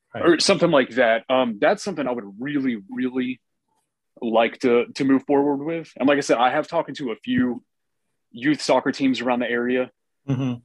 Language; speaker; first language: English; native; English